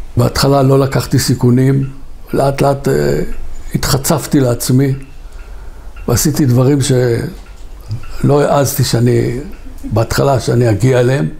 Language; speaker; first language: Hebrew; native; Hebrew